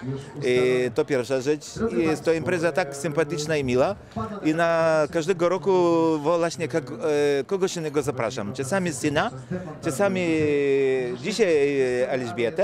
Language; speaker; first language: Polish; non-native, fluent; Lithuanian